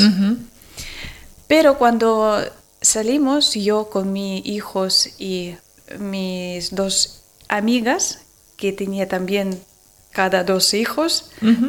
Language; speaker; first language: Spanish; non-native, learner; Ukrainian